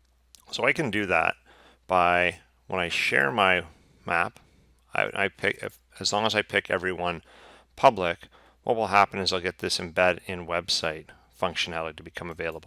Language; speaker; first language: English; native; English